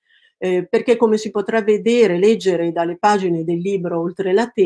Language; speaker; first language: Italian; native; Italian